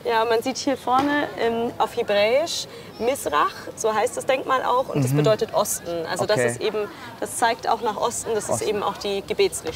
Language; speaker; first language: German; native; German